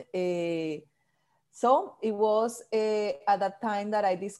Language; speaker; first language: English; non-native, fluent; Spanish